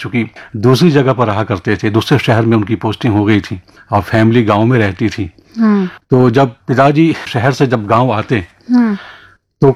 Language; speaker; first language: Hindi; native; Hindi